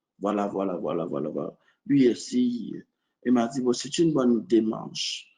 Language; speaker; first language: French; non-native, local second language; Haitian Creole